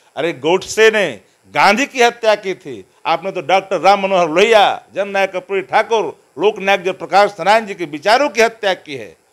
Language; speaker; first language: Hindi; native; Hindi